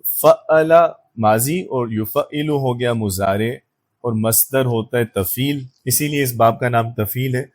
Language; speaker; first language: Urdu; native; Urdu